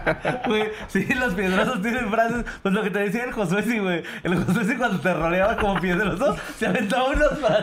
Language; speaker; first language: Spanish; native; Spanish